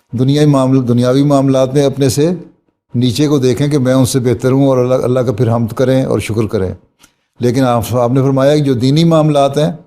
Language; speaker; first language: Urdu; native; Urdu